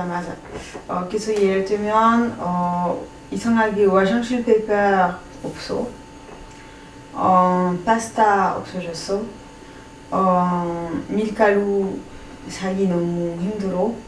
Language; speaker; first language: Korean; non-native, learner; French